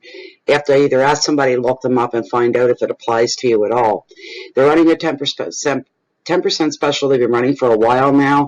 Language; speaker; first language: English; native; English